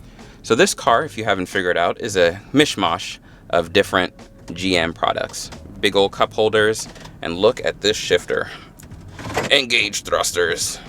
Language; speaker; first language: English; native; English